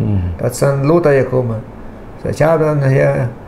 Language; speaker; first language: German; non-native, local second language; Low German